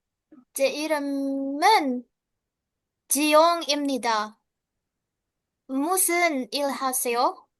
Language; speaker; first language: Korean; non-native, learner; Indonesian